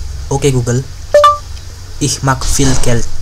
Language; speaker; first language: German; non-native, learner; Indonesian